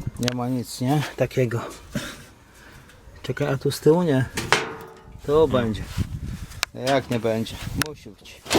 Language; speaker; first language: Polish; native; Polish